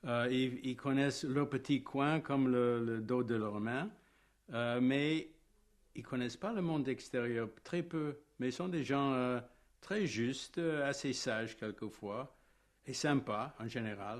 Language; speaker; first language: French; non-native, fluent; English